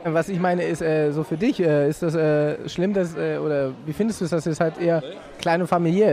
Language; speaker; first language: German; native; German